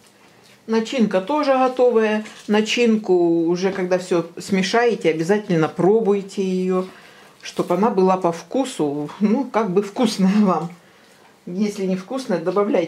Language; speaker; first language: Russian; native; Russian